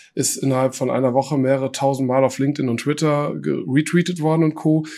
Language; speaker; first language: German; early bilingual, other home language; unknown